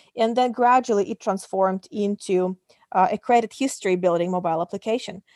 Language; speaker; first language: English; non-native, fluent; Russian